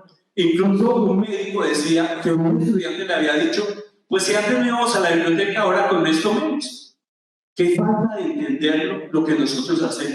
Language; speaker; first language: Spanish; native; Spanish